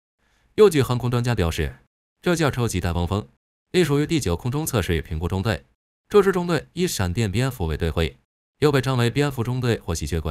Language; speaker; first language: Chinese; native; Chinese